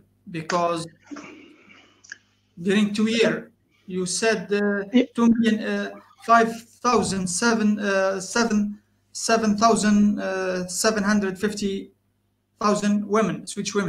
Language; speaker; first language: English; non-native, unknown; Arabic